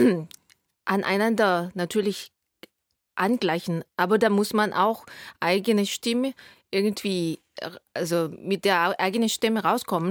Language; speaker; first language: German; non-native, fluent; Korean